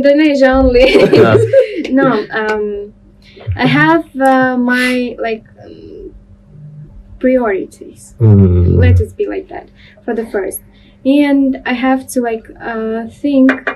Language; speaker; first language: English; non-native, learner; Russian